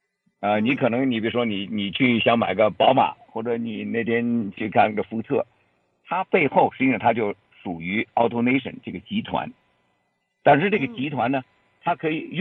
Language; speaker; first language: Chinese; native; Chinese